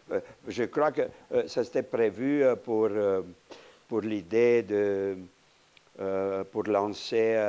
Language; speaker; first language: French; non-native, fluent; Romanian